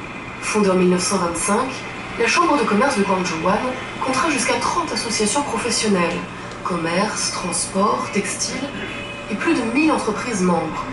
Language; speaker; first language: French; native; French